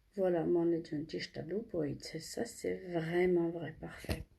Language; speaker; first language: French; non-native, fluent; Armenian